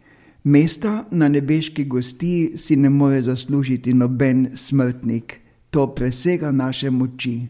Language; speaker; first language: Slovenian; native; Slovenian